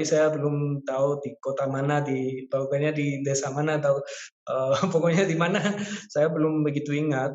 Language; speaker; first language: Indonesian; non-native, fluent; Spanish